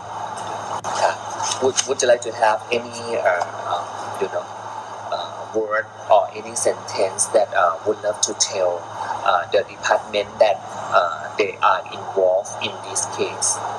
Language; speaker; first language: English; non-native, learner; Thai